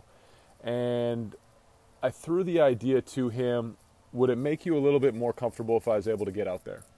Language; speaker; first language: English; native; English